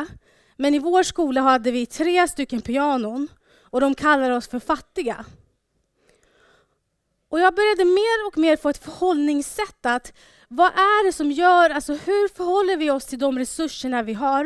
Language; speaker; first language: Swedish; early bilingual, other home language; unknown